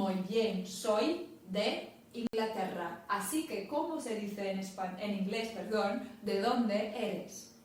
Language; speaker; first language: Spanish; non-native, fluent; English